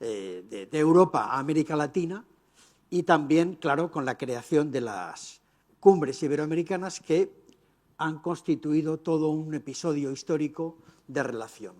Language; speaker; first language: Spanish; native; Spanish